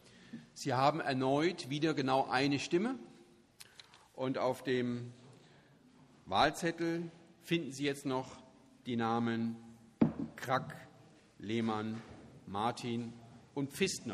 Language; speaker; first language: German; native; German